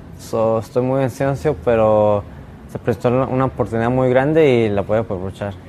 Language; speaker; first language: Spanish; early bilingual, heritage; Spanish